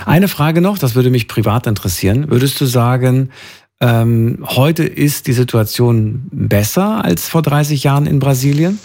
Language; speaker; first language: German; native; German